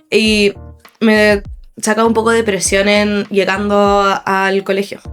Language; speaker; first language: Spanish; non-native, fluent; English